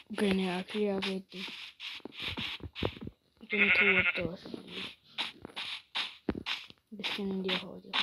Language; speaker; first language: Dutch; non-native, learner; Afrikaans